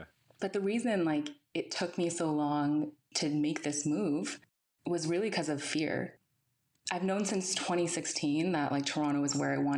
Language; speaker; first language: English; native; English